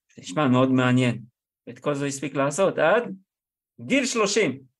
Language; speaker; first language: Hebrew; native; Hebrew